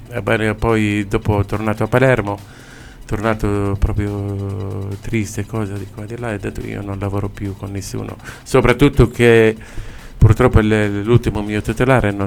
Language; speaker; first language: Italian; non-native, learner; Arabic